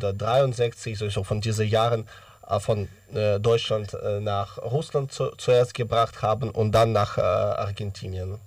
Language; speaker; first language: German; non-native, learner; Russian